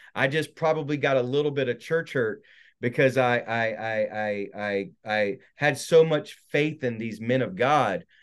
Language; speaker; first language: English; native; English